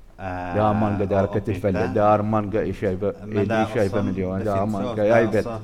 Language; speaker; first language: Norwegian; non-native, learner; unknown